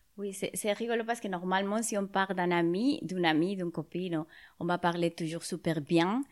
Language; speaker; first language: French; non-native, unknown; Spanish